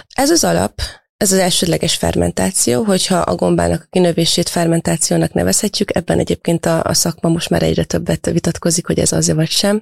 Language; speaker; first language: Hungarian; native; Hungarian